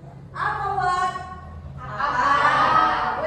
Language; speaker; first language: English; non-native, learner; Indonesian